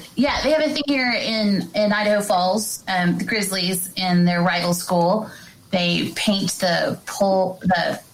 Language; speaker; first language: English; native; English